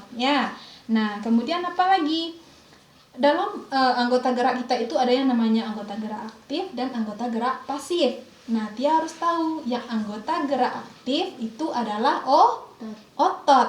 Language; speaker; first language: Indonesian; native; Indonesian